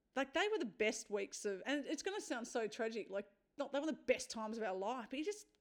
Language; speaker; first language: English; native; English